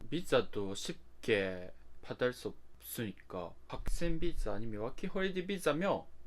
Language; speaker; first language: Korean; non-native, learner; Japanese